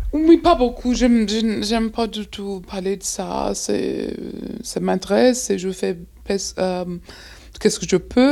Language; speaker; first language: French; non-native, fluent; English